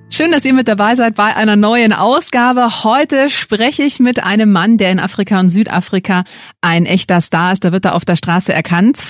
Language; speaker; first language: German; native; German